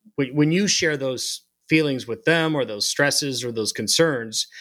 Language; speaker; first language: English; native; English